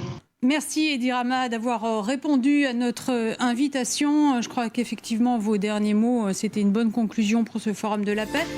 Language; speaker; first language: French; native; French